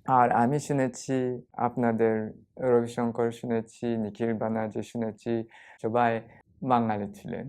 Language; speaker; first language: Bangla; non-native, fluent; Japanese